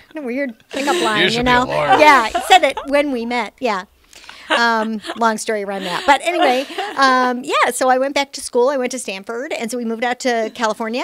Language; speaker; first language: English; native; English